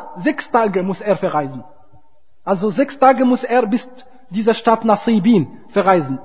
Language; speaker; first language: German; non-native, fluent; Arabic